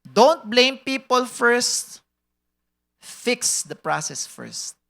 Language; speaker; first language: English; non-native, local second language; Filipino